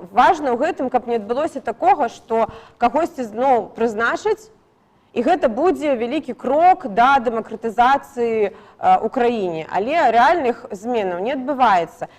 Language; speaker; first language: Belarusian; non-native, local second language; Russian